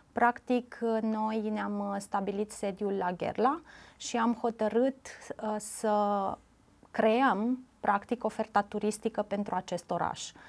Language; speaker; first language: Romanian; native; Romanian